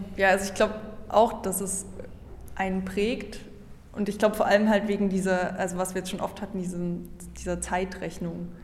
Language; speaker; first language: German; native; German